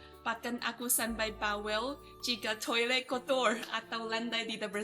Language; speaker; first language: Indonesian; non-native, fluent; Chinese